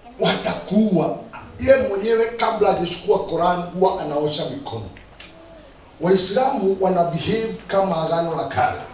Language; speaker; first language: Swahili; non-native, local second language; Kikuyu